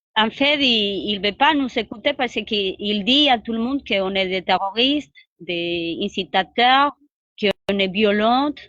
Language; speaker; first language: French; non-native, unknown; Spanish